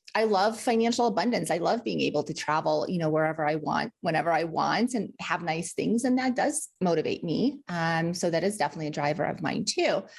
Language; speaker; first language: English; early bilingual, other home language; Russian